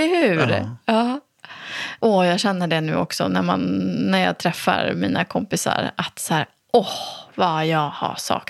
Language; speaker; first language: Swedish; native; Swedish